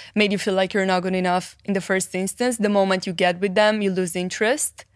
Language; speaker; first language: English; non-native, fluent; Romanian